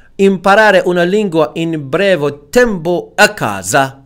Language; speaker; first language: Italian; non-native, learner; Persian